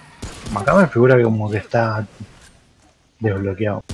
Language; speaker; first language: Spanish; native; Spanish